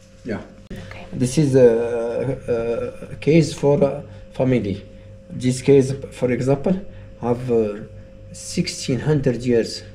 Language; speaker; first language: English; non-native, learner; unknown